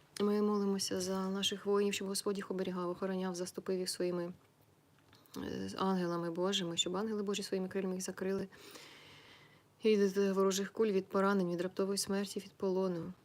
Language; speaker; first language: Ukrainian; native; Ukrainian